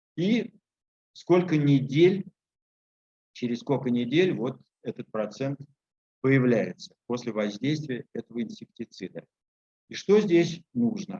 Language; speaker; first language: Russian; native; Russian